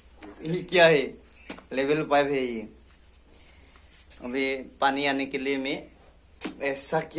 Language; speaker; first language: Hindi; non-native, local second language; Assamese